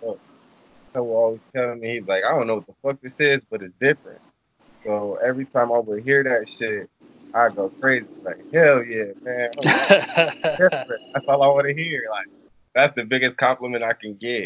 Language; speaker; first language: English; native; English